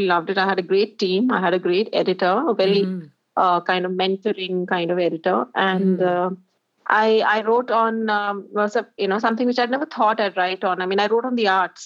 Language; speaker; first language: English; non-native, local second language; Hindi